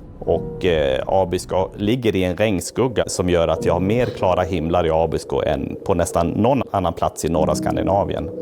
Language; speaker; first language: Swedish; native; Swedish